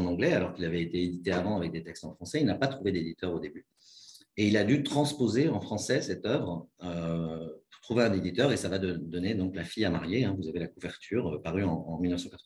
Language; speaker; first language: French; native; French